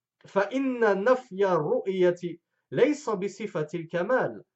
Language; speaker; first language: Arabic; non-native, fluent; French